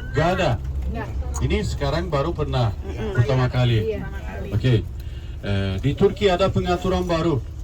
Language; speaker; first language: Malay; non-native, fluent; Turkish